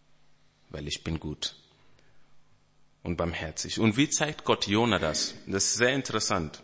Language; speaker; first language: German; non-native, fluent; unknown